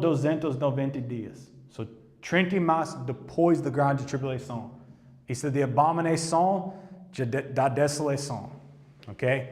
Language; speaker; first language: Portuguese; non-native, learner; English